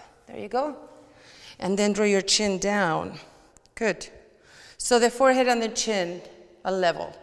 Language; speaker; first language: English; non-native, fluent; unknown